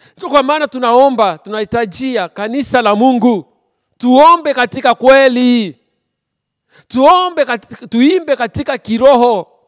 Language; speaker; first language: Swahili; native; Swahili